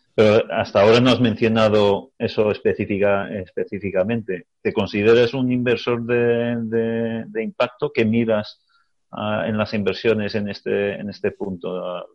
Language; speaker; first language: Spanish; native; Spanish